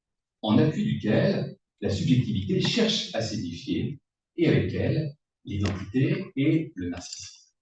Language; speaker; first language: French; native; French